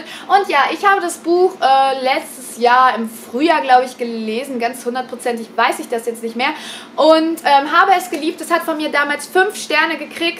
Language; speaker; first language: German; native; German